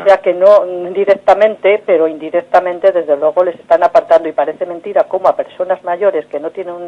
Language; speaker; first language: Spanish; native; Spanish